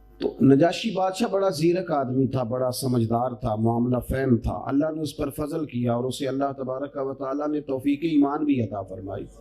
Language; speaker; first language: Urdu; non-native, local second language; Punjabi